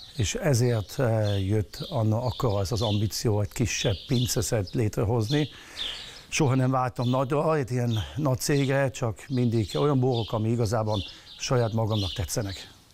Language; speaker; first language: Hungarian; non-native, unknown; German